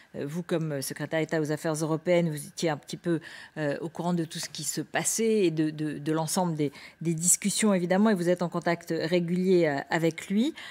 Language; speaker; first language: French; native; French